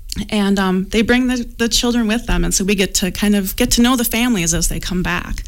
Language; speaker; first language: English; native; English